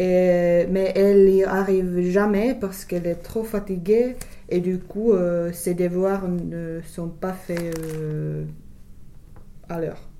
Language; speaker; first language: French; non-native, fluent; English